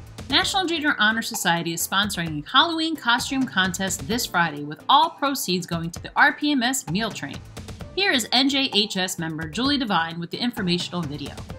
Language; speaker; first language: English; native; English